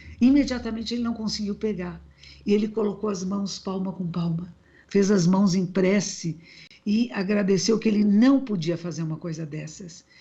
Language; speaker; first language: Portuguese; native; Portuguese